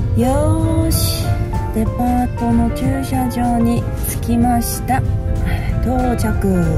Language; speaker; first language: Japanese; non-native, fluent; Korean